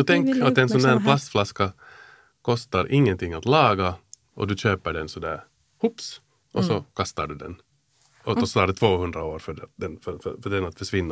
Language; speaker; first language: Swedish; native; Swedish